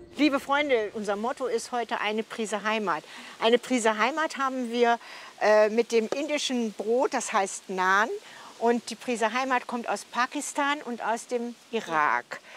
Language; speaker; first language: German; native; German